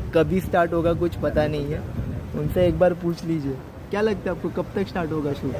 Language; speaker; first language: Hindi; non-native, local second language; Marathi